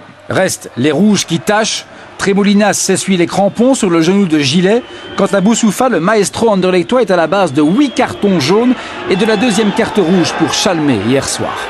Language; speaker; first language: French; native; French